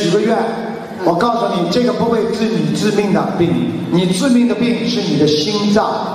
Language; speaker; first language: Chinese; native; Chinese